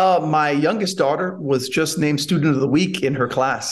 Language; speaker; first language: English; native; English